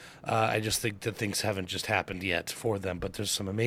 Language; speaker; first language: English; native; English